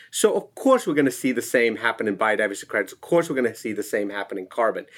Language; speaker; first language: English; non-native, local second language; Tamil